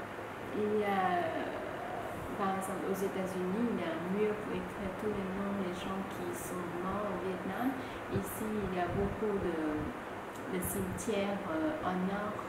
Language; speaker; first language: French; non-native, fluent; Vietnamese